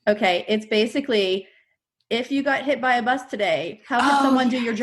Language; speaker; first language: English; native; English